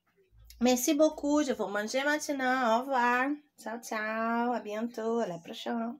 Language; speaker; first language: French; non-native, learner; Portuguese